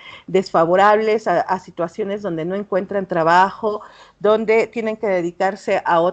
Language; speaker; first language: Spanish; native; Spanish